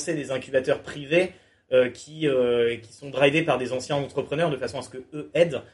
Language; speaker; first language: French; native; French